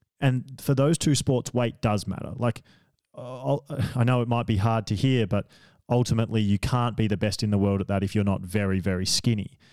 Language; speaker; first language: English; native; English